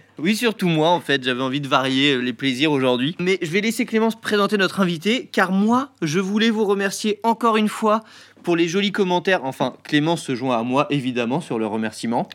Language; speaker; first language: French; native; French